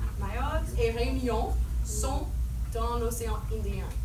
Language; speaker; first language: French; non-native, fluent; English